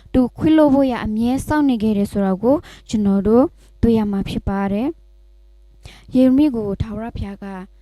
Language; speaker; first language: Burmese; non-native, local second language; S'gaw Karen